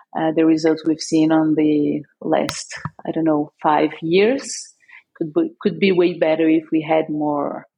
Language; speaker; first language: English; non-native, fluent; Portuguese